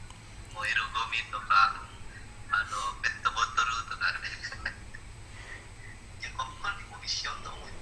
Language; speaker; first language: Japanese; non-native, learner; Indonesian